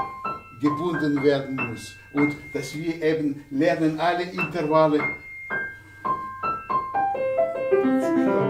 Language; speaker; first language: German; non-native, fluent; Russian